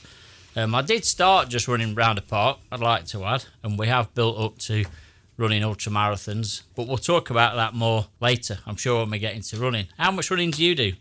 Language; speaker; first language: English; native; English